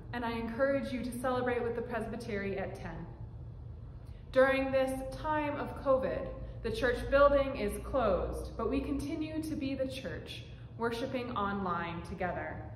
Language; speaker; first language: English; native; English